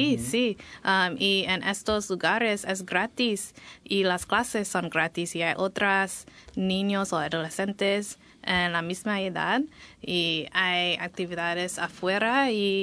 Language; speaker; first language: Spanish; non-native, fluent; English